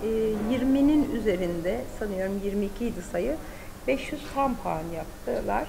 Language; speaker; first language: Turkish; native; Turkish